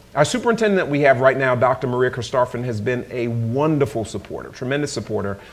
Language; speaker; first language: English; native; English